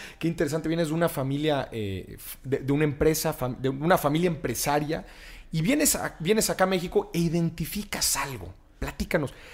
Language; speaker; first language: Spanish; native; Spanish